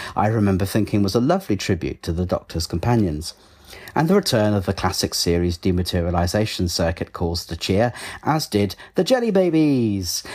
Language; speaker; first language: English; native; English